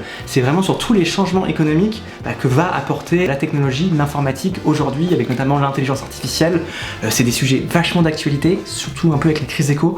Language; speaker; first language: French; native; French